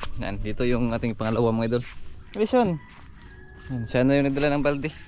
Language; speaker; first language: Filipino; non-native, local second language; Cebuano